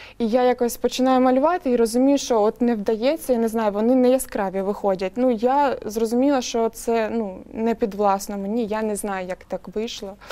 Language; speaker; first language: Ukrainian; non-native, local second language; Russian